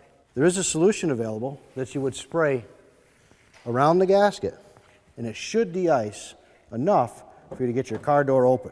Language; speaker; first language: English; native; English